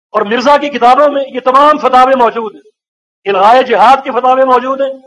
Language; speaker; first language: Urdu; native; Urdu